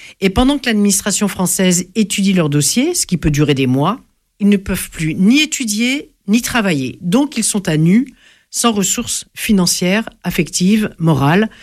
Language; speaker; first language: French; native; French